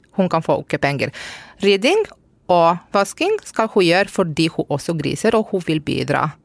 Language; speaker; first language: Norwegian; non-native, fluent; Romanian